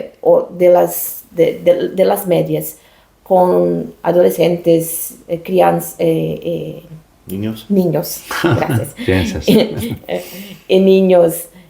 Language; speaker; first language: Spanish; non-native, learner; Portuguese